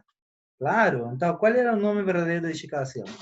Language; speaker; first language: Portuguese; non-native, fluent; Spanish